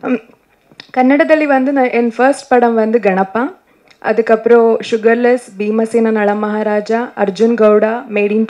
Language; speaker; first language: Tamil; non-native, learner; Kannada